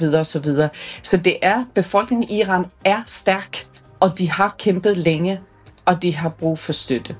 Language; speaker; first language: Danish; non-native, fluent; Persian